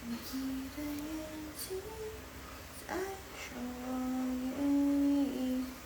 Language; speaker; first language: Chinese; non-native, fluent; Indonesian